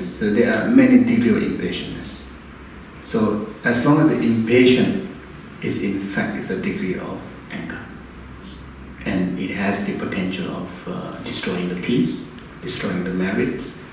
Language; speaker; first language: English; non-native, fluent; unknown